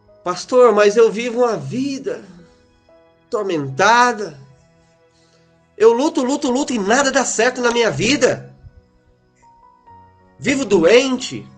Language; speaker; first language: Portuguese; native; Portuguese